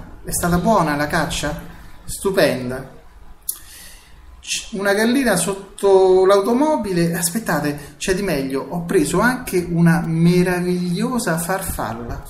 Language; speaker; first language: Italian; native; Italian